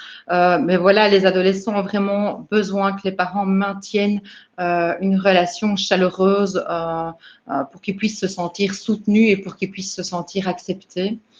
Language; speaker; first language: French; native; French